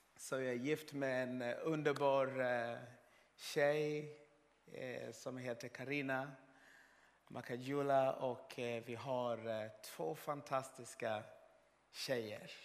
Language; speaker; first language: Swedish; non-native, fluent; Swahili